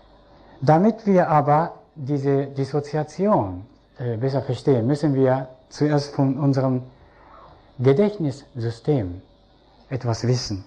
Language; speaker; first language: German; non-native, fluent; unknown